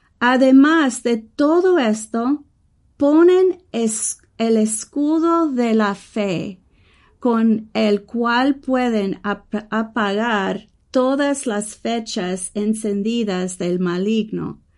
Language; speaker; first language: Spanish; early bilingual, heritage; English